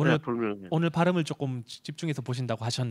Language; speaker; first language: Korean; native; Korean